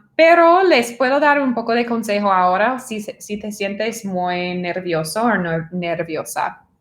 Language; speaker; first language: Spanish; non-native, fluent; English